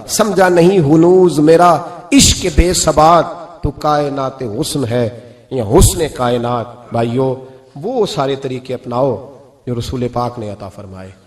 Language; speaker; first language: Urdu; non-native, local second language; Punjabi